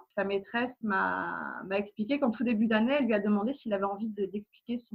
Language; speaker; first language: French; native; French